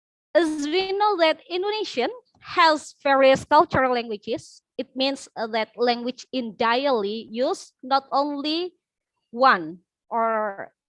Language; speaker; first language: English; non-native, learner; Indonesian